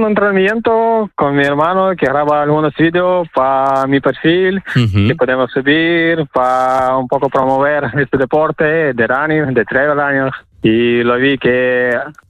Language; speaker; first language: Spanish; non-native, learner; Ukrainian